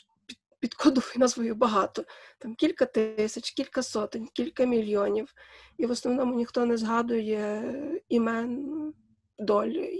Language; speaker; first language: Ukrainian; native; Ukrainian